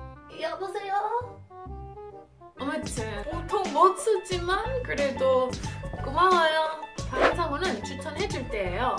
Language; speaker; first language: Korean; non-native, fluent; English